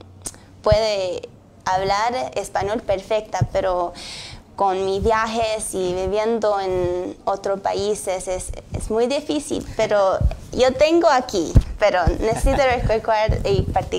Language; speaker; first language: Spanish; early bilingual, heritage; English